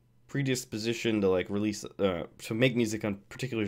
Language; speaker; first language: English; native; English